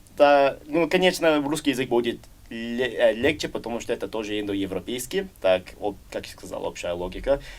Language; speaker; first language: Russian; non-native, learner; English